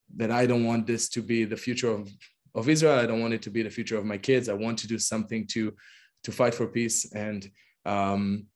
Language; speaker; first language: English; non-native, fluent; Hebrew